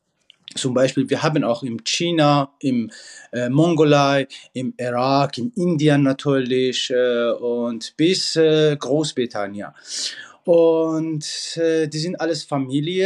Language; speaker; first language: German; non-native, fluent; Persian